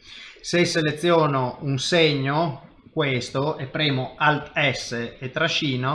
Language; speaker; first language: Italian; native; Italian